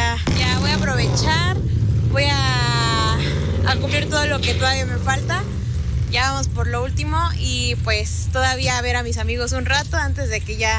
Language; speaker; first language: Spanish; native; Spanish